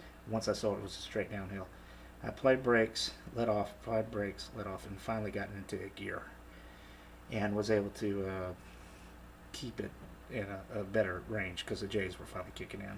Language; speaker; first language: English; native; English